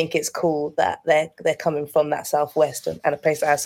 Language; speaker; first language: English; native; English